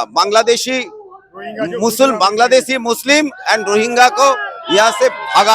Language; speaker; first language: Hindi; non-native, local second language; Bangla